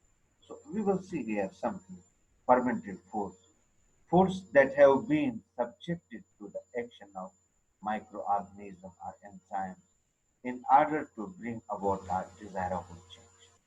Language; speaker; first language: English; non-native, local second language; Urdu